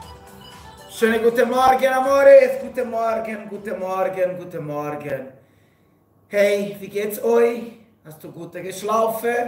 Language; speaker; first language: German; non-native, fluent; Portuguese